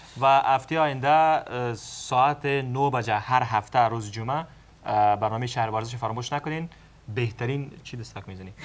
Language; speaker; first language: Persian; native; Persian